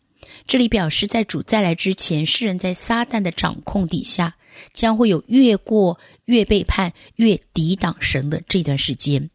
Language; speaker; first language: Chinese; native; Chinese